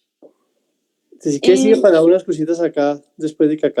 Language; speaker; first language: Spanish; native; Spanish